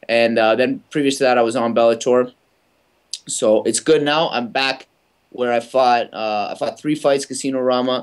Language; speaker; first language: English; native; English